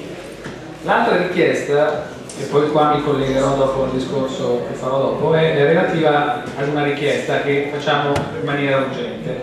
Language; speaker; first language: Italian; native; Italian